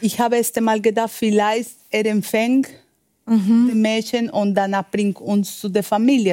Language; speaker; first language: German; non-native, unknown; Spanish